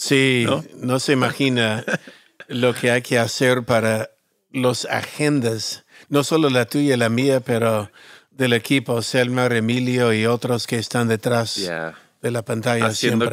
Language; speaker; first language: Spanish; non-native, fluent; English